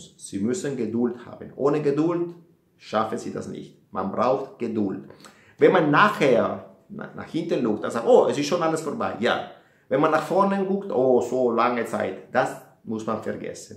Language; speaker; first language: German; non-native, fluent; Italian